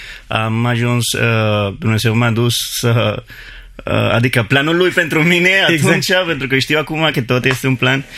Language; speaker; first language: Romanian; non-native, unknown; Spanish